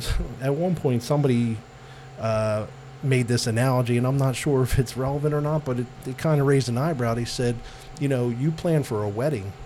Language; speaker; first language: English; native; English